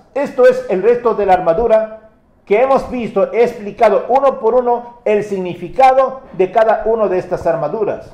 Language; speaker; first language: Spanish; native; Spanish